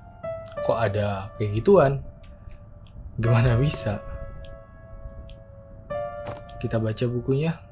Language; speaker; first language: Indonesian; native; Indonesian